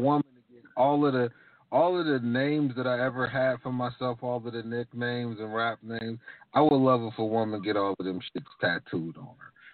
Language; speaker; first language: English; native; English